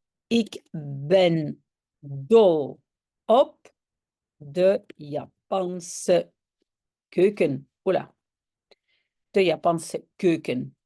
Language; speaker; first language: Dutch; non-native, local second language; French